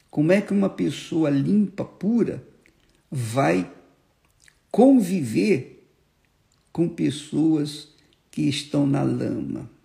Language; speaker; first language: Portuguese; native; Portuguese